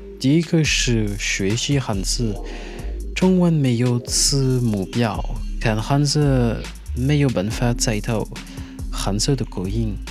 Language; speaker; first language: Chinese; non-native, fluent; French